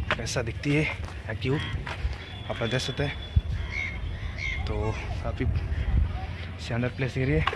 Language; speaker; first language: Hindi; non-native, local second language; Kannada